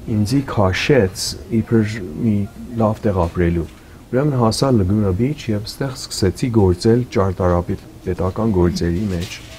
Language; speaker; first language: Armenian; early bilingual, heritage; Armenian